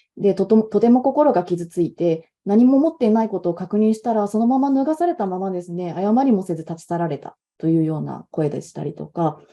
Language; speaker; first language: Japanese; native; Japanese